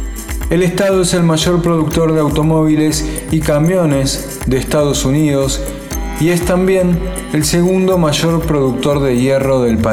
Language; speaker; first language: Spanish; native; Spanish